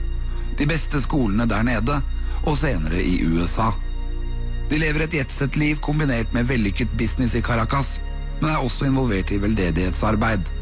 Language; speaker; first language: Norwegian; native; Norwegian